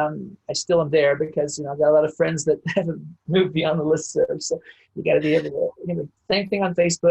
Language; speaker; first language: English; native; English